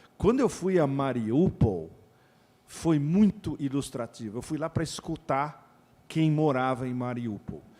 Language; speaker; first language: Portuguese; native; Portuguese